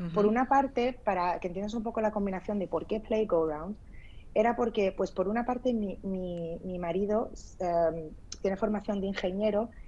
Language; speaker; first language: Spanish; early bilingual, other home language; Arabic